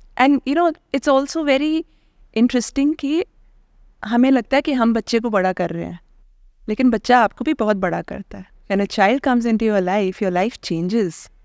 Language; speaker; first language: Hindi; native; Hindi